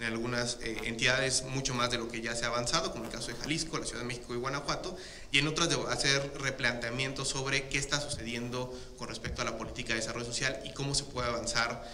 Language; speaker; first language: Spanish; native; Spanish